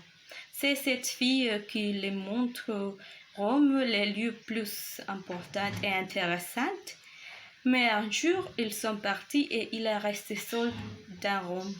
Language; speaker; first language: French; non-native, learner; Spanish